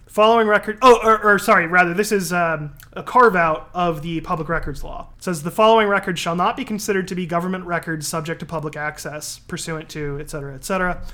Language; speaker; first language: English; native; English